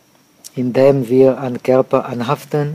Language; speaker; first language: German; non-native, fluent; Czech